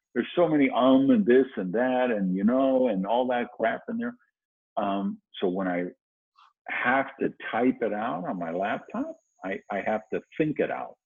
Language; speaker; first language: English; native; English